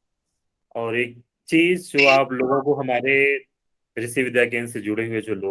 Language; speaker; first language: Hindi; native; Hindi